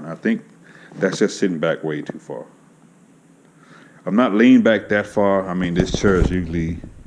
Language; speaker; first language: English; native; English